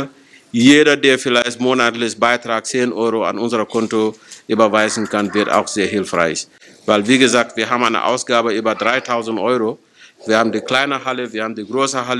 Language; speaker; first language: German; non-native, fluent; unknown